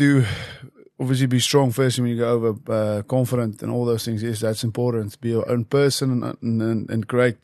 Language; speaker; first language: English; non-native, local second language; Afrikaans